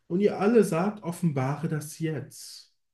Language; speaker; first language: German; native; German